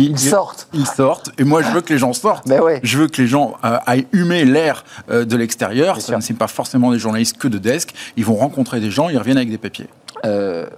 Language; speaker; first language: French; native; French